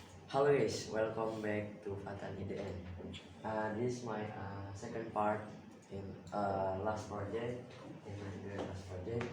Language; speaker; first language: English; non-native, learner; Indonesian